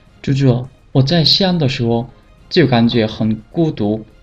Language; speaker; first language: Chinese; non-native, fluent; Korean